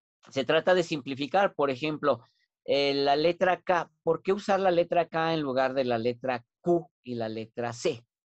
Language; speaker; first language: Spanish; non-native, local second language; Nahuatl languages